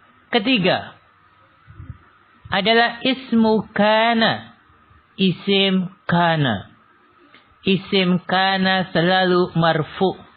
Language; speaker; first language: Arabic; non-native, fluent; Indonesian